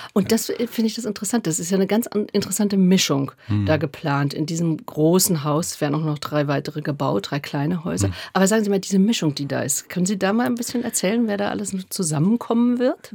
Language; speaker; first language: German; native; German